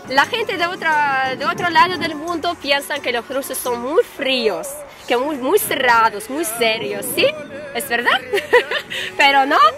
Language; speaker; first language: Spanish; non-native, fluent; Tatar